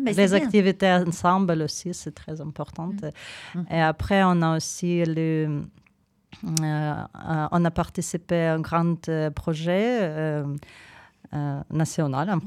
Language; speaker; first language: French; non-native, fluent; Ukrainian